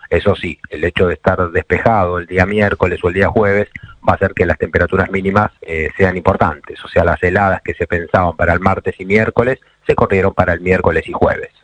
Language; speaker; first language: Spanish; native; Spanish